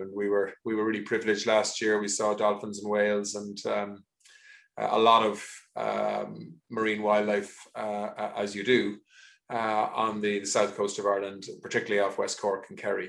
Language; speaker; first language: English; native; English